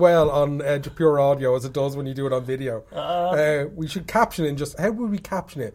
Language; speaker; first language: English; native; English